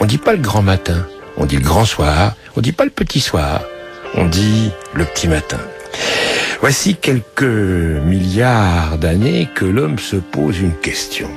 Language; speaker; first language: French; native; French